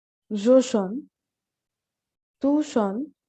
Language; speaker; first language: French; non-native, learner; Bangla